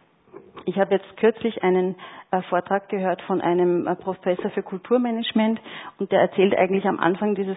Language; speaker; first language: German; native; German